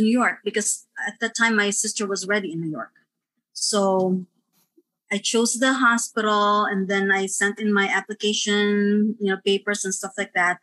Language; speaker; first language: English; non-native, local second language; Filipino